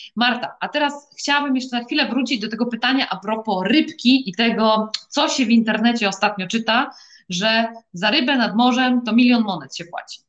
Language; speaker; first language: Polish; native; Polish